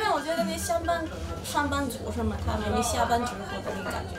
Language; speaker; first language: Chinese; non-native, fluent; Japanese